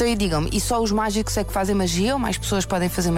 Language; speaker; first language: Portuguese; native; Portuguese